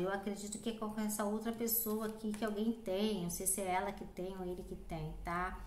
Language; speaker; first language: Portuguese; native; Portuguese